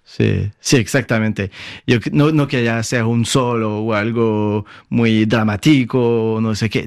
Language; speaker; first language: Spanish; non-native, fluent; French